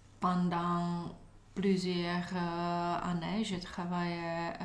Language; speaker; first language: French; non-native, learner; Czech